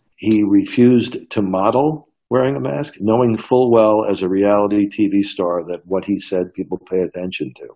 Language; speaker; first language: English; native; English